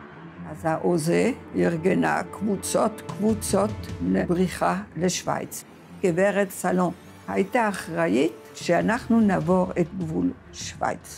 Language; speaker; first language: Hebrew; non-native, fluent; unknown